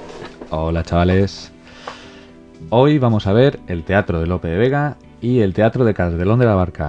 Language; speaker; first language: Spanish; native; Spanish